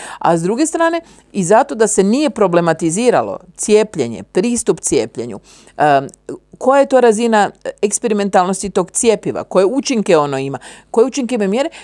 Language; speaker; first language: Croatian; native; Croatian